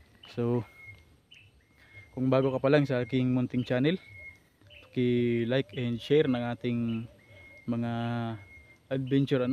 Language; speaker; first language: Filipino; native; Filipino